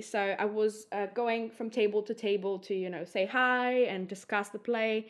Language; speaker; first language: English; non-native, fluent; Greek